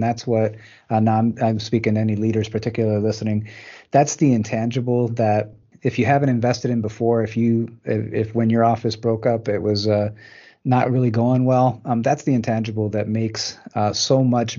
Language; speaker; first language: English; native; English